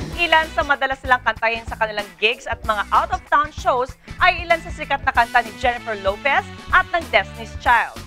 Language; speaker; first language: Filipino; native; Filipino